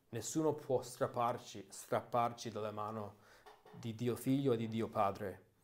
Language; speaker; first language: Italian; non-native, fluent; English